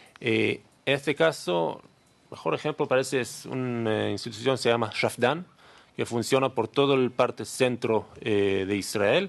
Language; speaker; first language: Spanish; non-native, learner; Hebrew